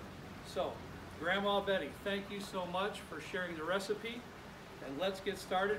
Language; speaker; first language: English; native; English